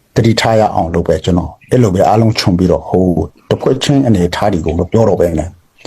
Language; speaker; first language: Burmese; non-native, local second language; Hakha Chin